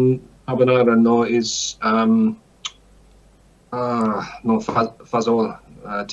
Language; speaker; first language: Russian; non-native, learner; English